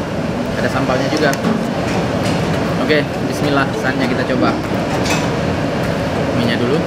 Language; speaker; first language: Indonesian; native; Indonesian